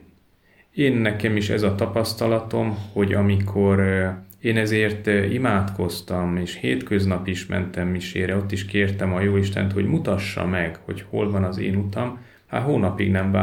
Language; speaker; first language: Hungarian; native; Hungarian